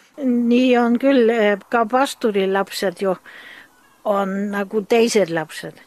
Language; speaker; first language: Estonian; early bilingual, heritage; German